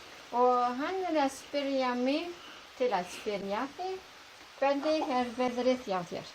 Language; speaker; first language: Icelandic; non-native, learner; French